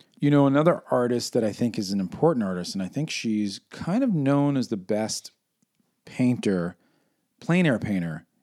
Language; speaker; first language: English; native; English